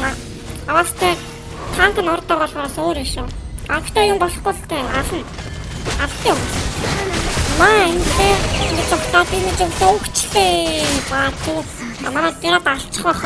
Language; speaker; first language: Mongolian; native; Mongolian